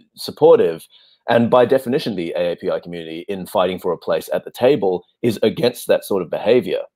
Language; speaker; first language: English; native; English